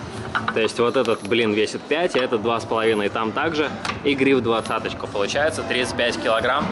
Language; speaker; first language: Russian; native; Russian